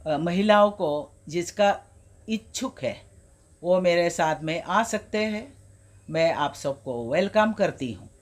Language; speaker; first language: Hindi; non-native, local second language; Adi